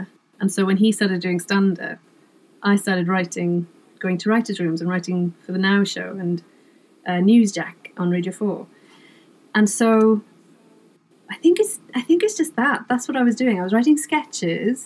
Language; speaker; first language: English; non-native, local second language; Welsh